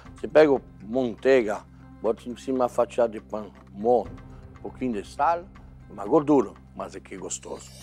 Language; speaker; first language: Portuguese; non-native, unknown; French